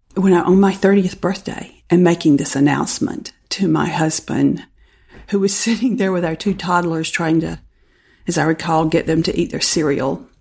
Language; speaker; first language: English; native; English